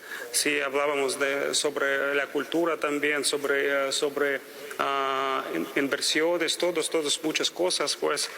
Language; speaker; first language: Spanish; non-native, fluent; Russian